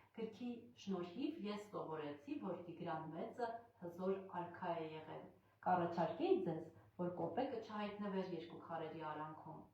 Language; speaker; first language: Armenian; native; Armenian